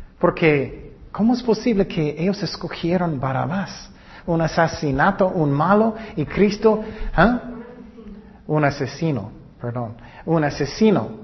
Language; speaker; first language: Spanish; non-native, learner; English